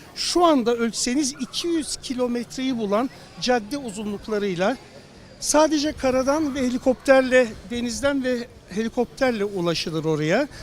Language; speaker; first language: Turkish; native; Turkish